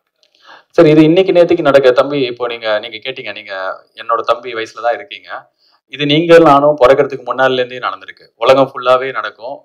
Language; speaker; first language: Tamil; native; Tamil